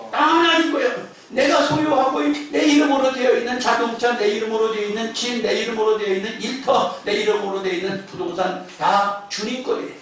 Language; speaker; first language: Korean; native; Korean